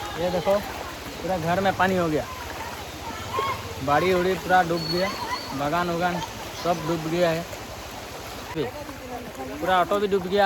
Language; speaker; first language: Hindi; non-native, local second language; Assamese